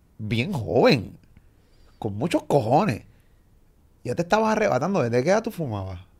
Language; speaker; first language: Spanish; native; Spanish